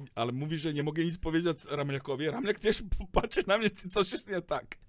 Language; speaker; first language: Polish; non-native, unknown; Serbian